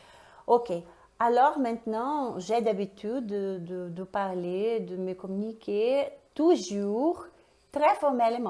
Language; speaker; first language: French; non-native, fluent; Portuguese